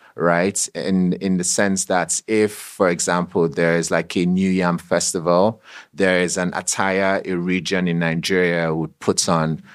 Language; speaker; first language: English; non-native, local second language; Yoruba